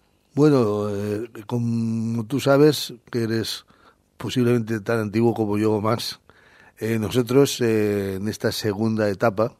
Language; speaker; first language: Spanish; native; Spanish